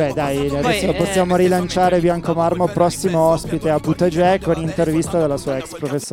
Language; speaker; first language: Italian; native; Italian